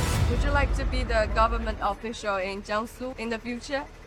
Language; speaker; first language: English; non-native, fluent; Chinese